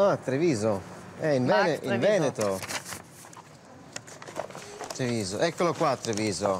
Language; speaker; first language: Italian; native; Italian